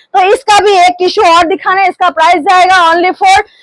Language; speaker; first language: Hindi; non-native, local second language; Bangla